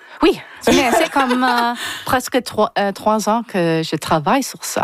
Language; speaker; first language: French; non-native, learner; English